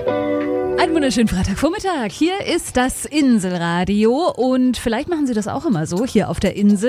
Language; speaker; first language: German; native; German